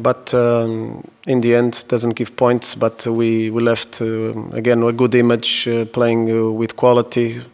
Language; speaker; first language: English; non-native, fluent; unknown